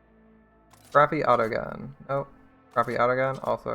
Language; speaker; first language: English; native; English